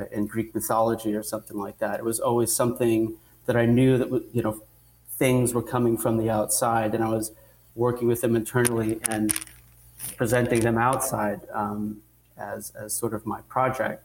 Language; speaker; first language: English; native; English